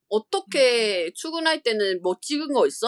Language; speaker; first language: Korean; non-native, fluent; Chinese